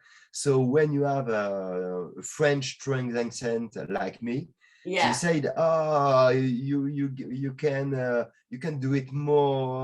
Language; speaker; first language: English; non-native, learner; French